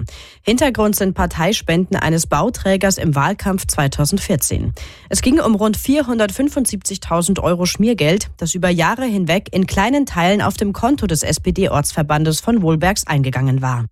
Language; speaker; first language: German; native; German